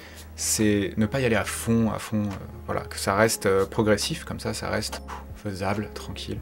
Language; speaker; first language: French; native; French